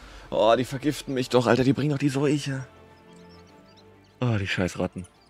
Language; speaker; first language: German; native; German